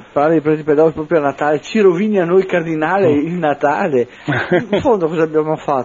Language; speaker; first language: Italian; native; Italian